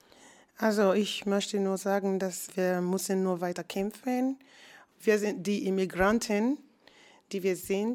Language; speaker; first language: German; non-native, fluent; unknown